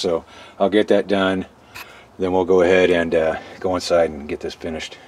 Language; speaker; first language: English; native; English